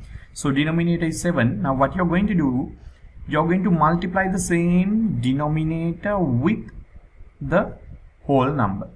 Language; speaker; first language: English; non-native, local second language; Sinhala